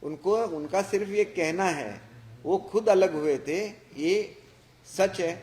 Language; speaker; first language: Hindi; non-native, local second language; Marathi